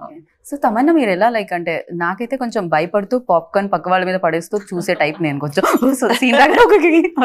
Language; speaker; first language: Telugu; native; Telugu